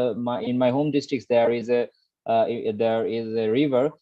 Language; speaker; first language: English; non-native, learner; Bangla